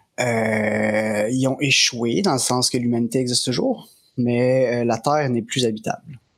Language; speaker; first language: French; native; French